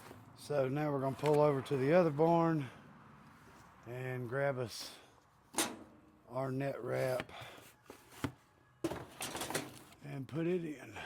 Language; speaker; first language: English; native; English